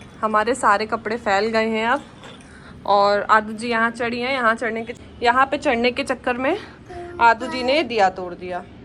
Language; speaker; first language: Hindi; native; Hindi